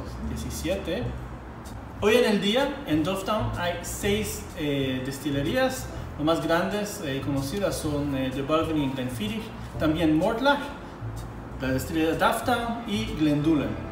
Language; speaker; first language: Spanish; non-native, fluent; Hebrew